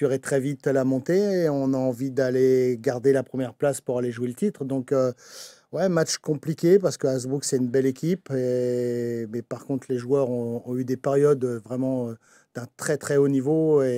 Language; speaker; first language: French; native; French